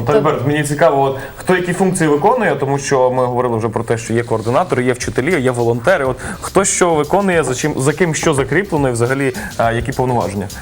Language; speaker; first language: Ukrainian; native; Ukrainian